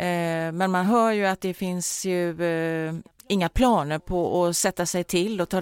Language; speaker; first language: Swedish; native; Swedish